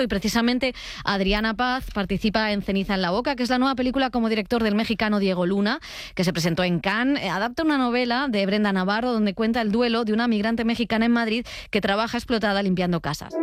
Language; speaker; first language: Spanish; native; Spanish